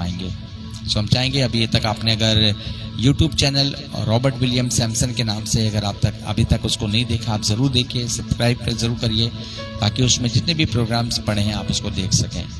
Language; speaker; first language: Hindi; native; Hindi